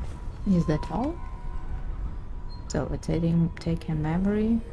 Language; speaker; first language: English; non-native, learner; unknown